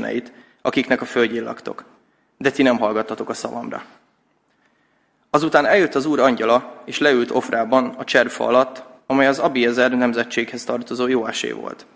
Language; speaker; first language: Hungarian; native; Hungarian